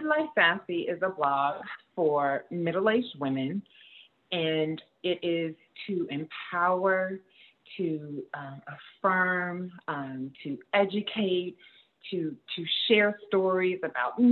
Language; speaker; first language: English; native; English